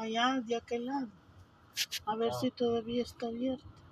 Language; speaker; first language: Spanish; native; Spanish